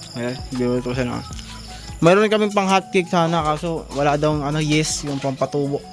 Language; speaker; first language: Filipino; non-native, local second language; Cebuano